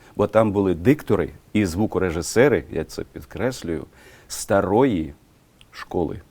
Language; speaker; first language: Ukrainian; non-native, local second language; Russian